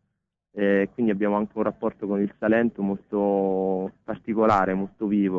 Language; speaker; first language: Italian; native; Italian